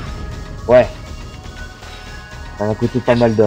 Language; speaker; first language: French; native; French